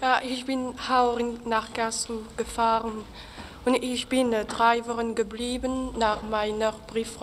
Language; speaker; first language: German; non-native, learner; French